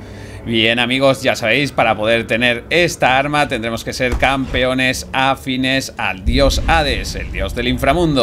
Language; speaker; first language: Spanish; native; Spanish